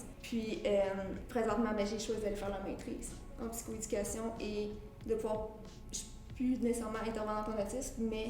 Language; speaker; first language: French; native; French